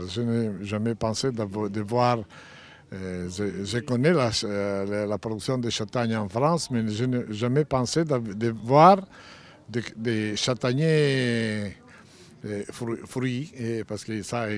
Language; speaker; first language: French; non-native, fluent; Italian